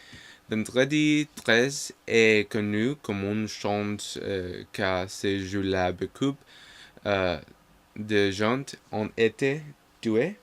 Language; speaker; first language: French; non-native, learner; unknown